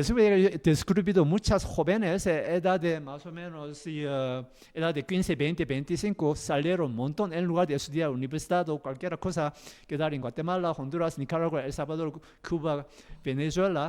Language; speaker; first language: Spanish; non-native, learner; Korean